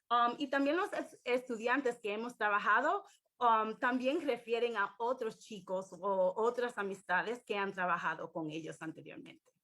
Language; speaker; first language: Spanish; early bilingual, heritage; English